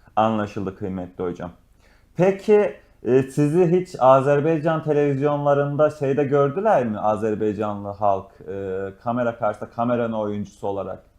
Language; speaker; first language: Turkish; native; Turkish